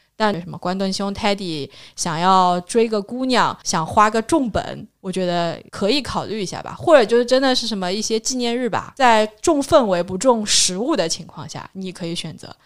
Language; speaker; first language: Chinese; native; Chinese